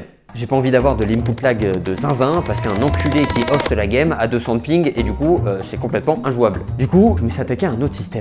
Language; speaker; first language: French; native; French